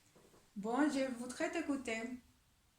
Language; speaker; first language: French; non-native, fluent; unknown